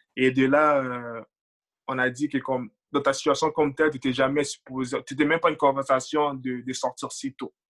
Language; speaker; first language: French; early bilingual, other home language; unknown